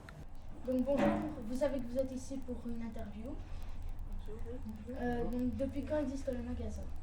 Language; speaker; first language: French; native; French